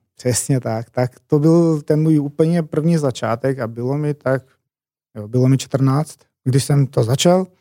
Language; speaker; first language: Czech; non-native, fluent; Macedonian